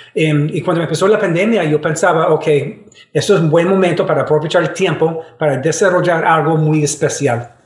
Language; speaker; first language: Spanish; non-native, fluent; English